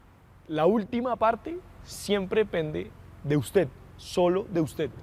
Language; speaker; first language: Spanish; native; Spanish